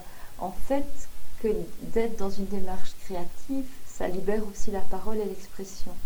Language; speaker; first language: French; native; French